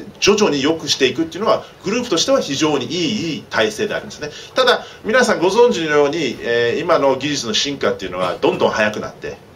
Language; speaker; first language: Japanese; early bilingual, heritage; Japanese